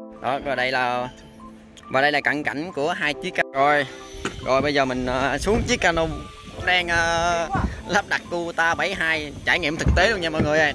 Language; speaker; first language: Vietnamese; native; Vietnamese